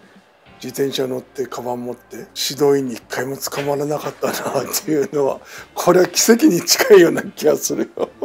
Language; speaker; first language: Japanese; native; Japanese